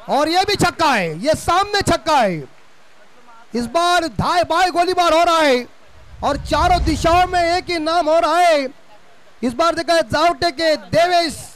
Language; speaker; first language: Hindi; non-native, local second language; Marathi